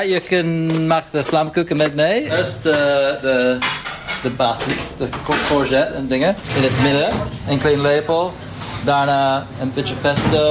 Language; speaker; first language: Dutch; non-native, learner; French